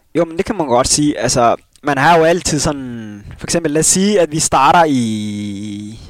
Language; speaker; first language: Danish; early bilingual, other home language; Somali